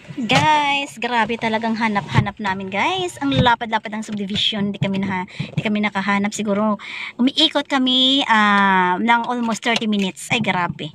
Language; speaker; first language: Filipino; non-native, local second language; Hiligaynon